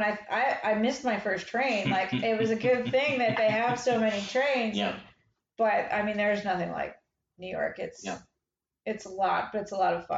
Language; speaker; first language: English; native; English